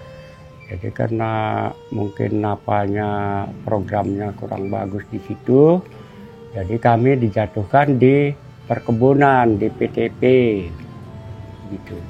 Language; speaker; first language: Indonesian; non-native, local second language; Balinese